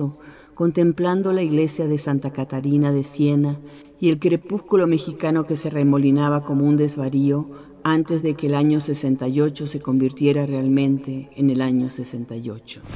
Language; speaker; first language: Spanish; native; Spanish